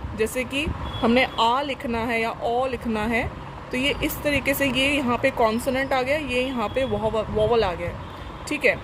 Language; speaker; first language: Hindi; native; Hindi